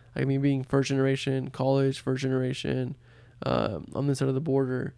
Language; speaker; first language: English; early bilingual, other home language; Spanish